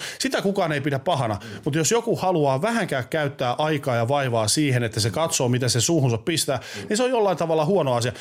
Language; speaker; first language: Finnish; native; Finnish